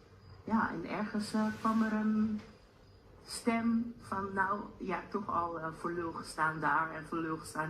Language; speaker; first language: Dutch; native; Dutch